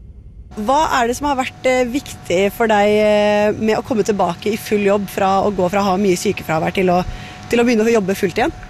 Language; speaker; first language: Norwegian; native; Norwegian